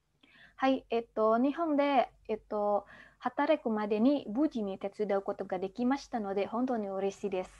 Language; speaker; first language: Japanese; non-native, fluent; Indonesian